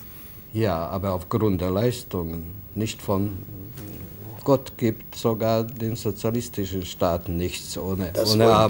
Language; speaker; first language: German; non-native, fluent; Hungarian